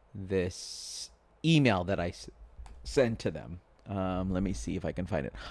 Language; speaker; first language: English; native; English